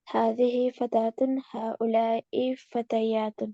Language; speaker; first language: Arabic; non-native, learner; Urdu